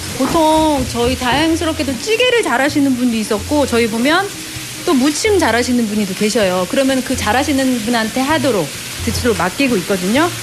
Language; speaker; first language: Korean; native; Korean